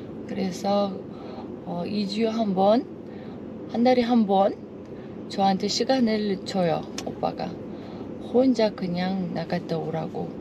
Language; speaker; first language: Korean; non-native, fluent; Uzbek